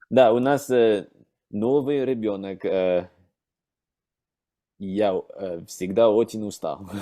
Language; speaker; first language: Russian; non-native, learner; English